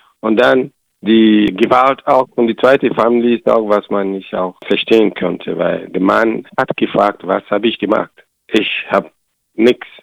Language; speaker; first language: German; non-native, learner; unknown